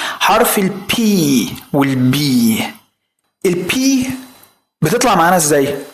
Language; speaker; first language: Egyptian Arabic; native; Egyptian Arabic